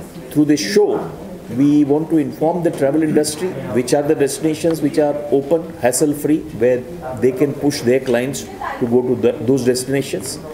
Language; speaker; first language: English; non-native, local second language; Hindi